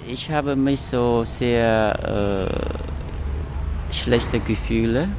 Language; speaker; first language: German; non-native, fluent; Khmer